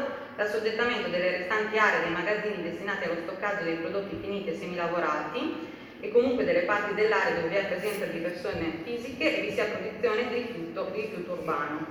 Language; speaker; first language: Italian; native; Italian